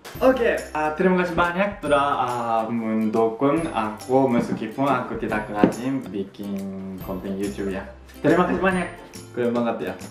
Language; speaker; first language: Indonesian; non-native, fluent; Japanese